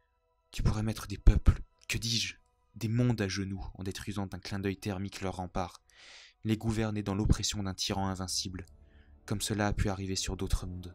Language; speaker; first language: French; native; French